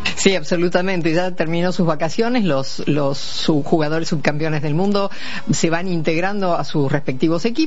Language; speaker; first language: Spanish; native; Spanish